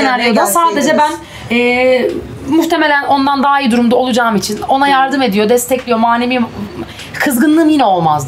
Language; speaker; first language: Turkish; native; Turkish